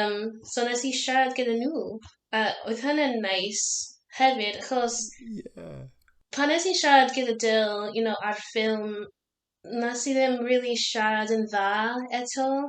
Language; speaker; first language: Welsh; non-native, learner; English